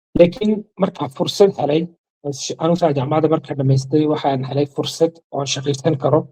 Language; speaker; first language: Somali; non-native, fluent; Urdu